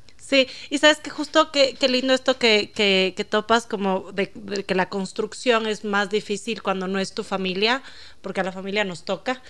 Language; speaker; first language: Spanish; native; Spanish